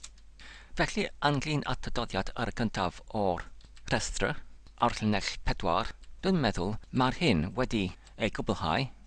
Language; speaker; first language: Welsh; non-native, fluent; English